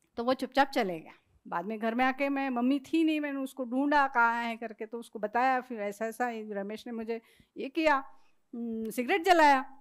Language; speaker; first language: Hindi; non-native, local second language; Marathi